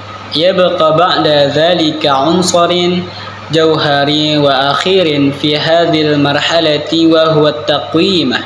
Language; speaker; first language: Arabic; non-native, learner; Indonesian